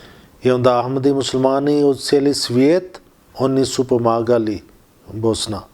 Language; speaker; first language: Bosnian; non-native, learner; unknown